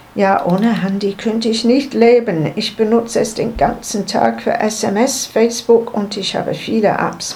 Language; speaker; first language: German; non-native, learner; English